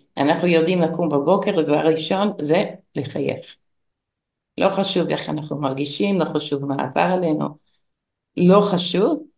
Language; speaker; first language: Hebrew; non-native, fluent; English